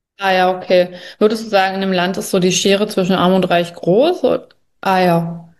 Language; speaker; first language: German; native; German